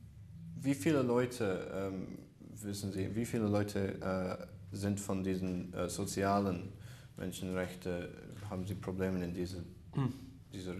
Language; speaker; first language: German; non-native, learner; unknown